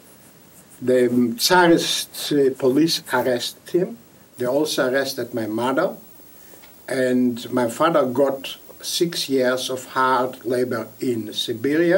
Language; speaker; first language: English; non-native, fluent; Yiddish